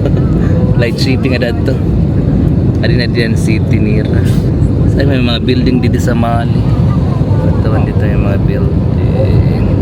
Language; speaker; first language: Filipino; non-native, local second language; Waray